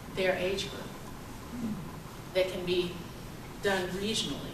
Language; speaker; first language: English; native; English